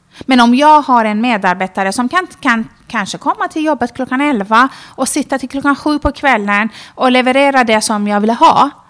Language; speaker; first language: Swedish; non-native, fluent; Persian